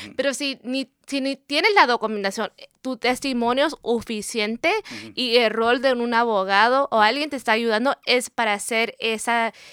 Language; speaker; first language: Spanish; early bilingual, heritage; Spanish